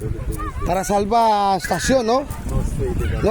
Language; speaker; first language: Spanish; non-native, learner; Cebuano